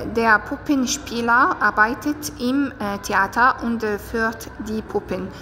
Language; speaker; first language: German; non-native, fluent; Arabic